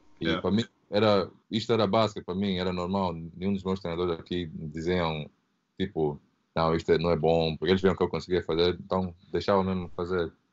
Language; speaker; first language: Portuguese; early bilingual, heritage; Portuguese